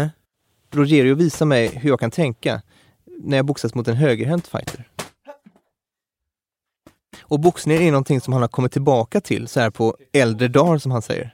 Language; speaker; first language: Swedish; native; Swedish